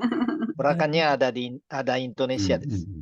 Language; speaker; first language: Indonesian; non-native, learner; Japanese